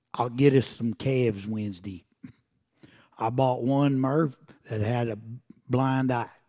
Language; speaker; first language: English; native; English